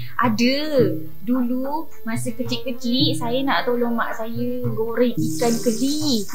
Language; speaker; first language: Malay; native; Malay